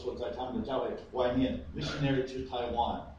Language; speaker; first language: Chinese; non-native, fluent; English